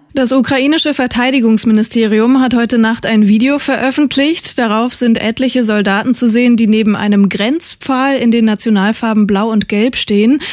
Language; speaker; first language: German; native; German